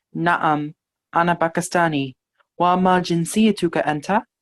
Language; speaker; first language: Arabic; non-native, learner; English